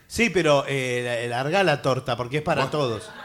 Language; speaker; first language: Spanish; native; Spanish